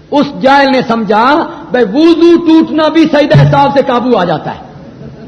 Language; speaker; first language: Urdu; non-native, local second language; Punjabi